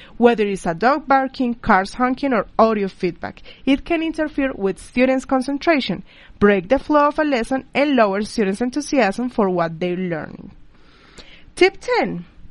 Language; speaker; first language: English; non-native, fluent; Spanish